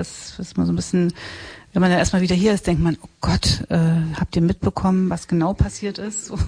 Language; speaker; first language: German; native; German